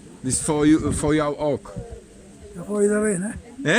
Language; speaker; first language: Dutch; non-native, learner; Polish